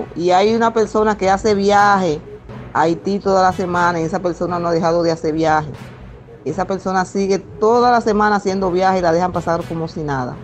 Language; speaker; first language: Spanish; native; Spanish